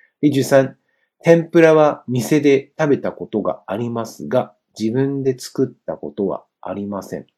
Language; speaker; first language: Japanese; non-native, fluent; Chinese